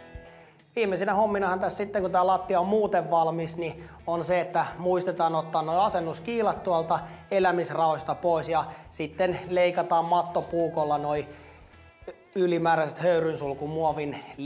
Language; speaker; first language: Finnish; native; Finnish